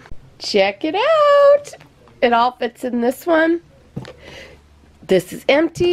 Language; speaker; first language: English; native; English